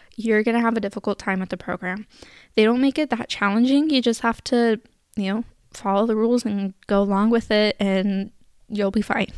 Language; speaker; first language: English; native; English